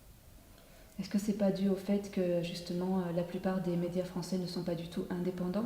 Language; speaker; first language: French; native; French